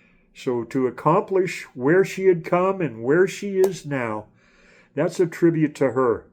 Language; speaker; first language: English; native; English